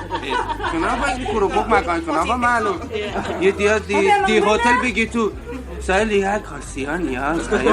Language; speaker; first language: Indonesian; non-native, learner; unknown